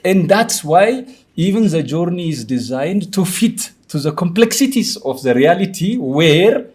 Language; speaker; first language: English; non-native, local second language; Amharic